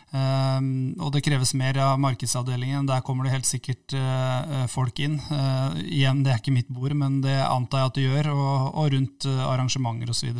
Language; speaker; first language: Norwegian; native; Norwegian